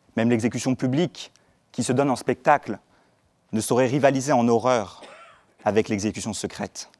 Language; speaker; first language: French; native; French